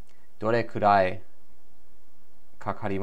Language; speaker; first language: Japanese; non-native, learner; English